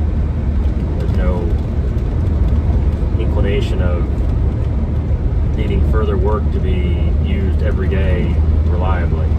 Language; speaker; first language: English; native; English